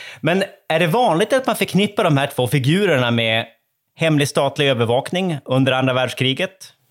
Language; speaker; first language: Swedish; native; Swedish